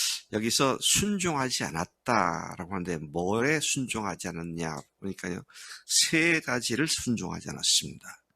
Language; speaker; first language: Korean; native; Korean